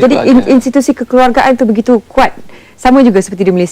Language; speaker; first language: Malay; native; Malay